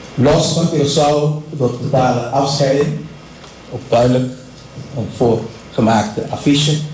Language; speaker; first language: Dutch; non-native, local second language; Papiamento